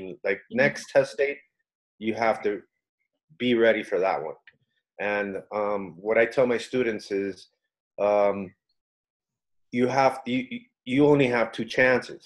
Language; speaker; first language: English; native; English